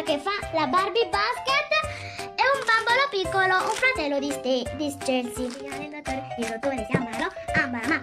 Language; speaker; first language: Italian; early bilingual, other home language; Spanish